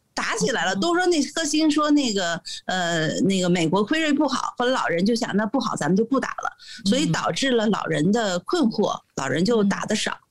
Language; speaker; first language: Chinese; native; Chinese